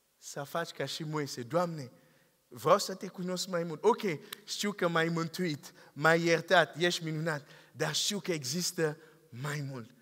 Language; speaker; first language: Romanian; non-native, fluent; English